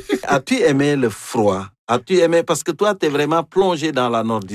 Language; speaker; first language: French; native; French